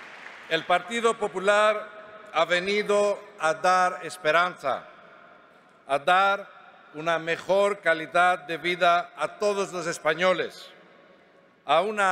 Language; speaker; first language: Spanish; non-native, fluent; Greek